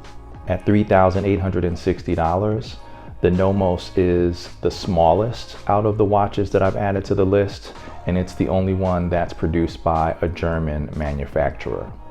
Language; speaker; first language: English; native; English